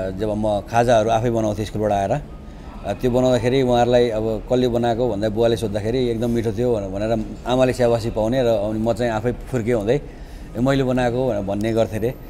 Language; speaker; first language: Nepali; native; Nepali